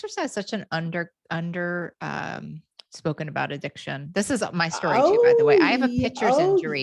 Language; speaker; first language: English; native; English